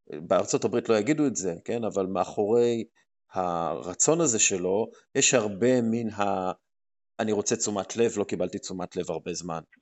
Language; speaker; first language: Hebrew; native; Hebrew